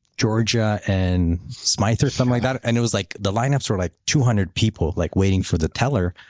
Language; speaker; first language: English; early bilingual, other home language; Polish